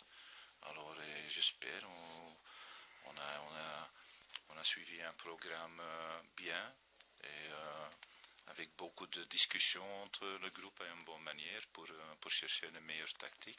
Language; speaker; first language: French; non-native, fluent; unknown